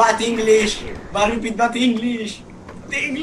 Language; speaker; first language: English; non-native, learner; Spanish